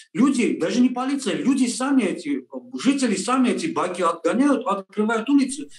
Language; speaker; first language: Russian; non-native, local second language; Armenian